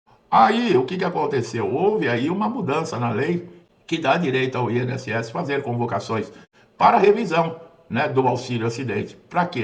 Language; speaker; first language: Portuguese; native; Portuguese